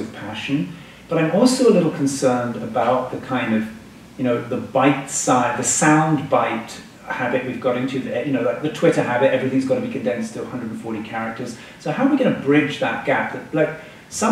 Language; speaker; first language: English; native; English